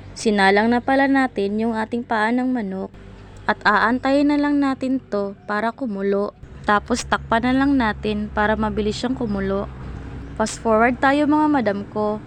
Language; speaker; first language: Filipino; non-native, local second language; Cebuano